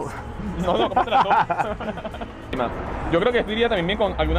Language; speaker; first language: Spanish; native; Spanish